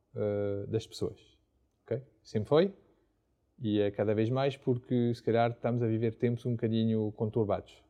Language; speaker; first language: Portuguese; non-native, fluent; French